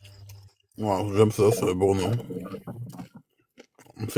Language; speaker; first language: French; native; French